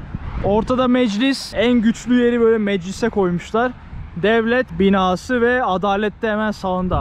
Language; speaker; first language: Turkish; native; Turkish